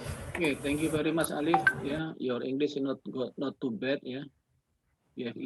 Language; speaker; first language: English; non-native, learner; Indonesian